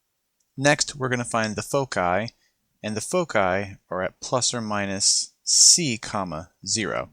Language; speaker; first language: English; native; English